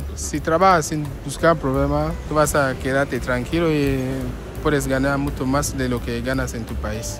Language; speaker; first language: Spanish; non-native, fluent; French